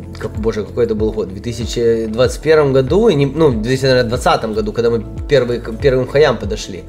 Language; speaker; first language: Russian; native; Russian